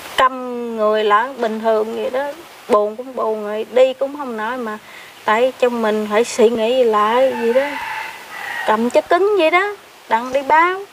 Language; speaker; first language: Vietnamese; non-native, local second language; Khmer